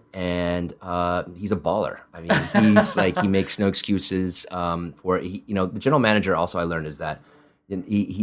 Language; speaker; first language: English; early bilingual, other home language; Italian